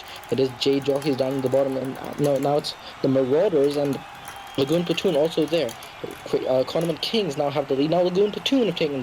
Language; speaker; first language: English; native; English